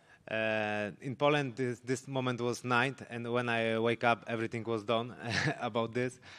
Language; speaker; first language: English; non-native, learner; Polish